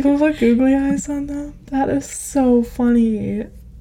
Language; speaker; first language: English; native; English